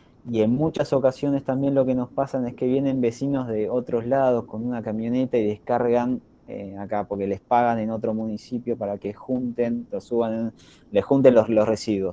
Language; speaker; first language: Spanish; native; Spanish